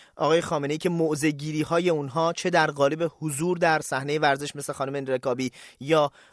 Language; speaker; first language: Persian; native; Persian